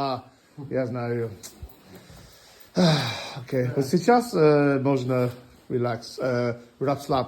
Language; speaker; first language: Russian; non-native, learner; English